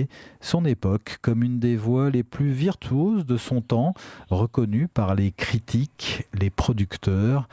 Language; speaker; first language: French; native; French